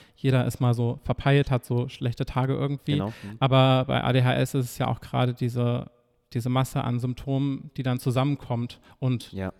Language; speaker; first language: German; native; German